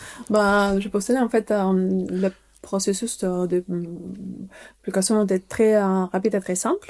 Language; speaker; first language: French; non-native, fluent; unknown